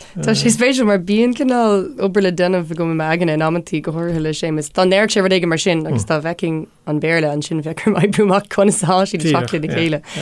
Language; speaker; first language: Irish; non-native, local second language; English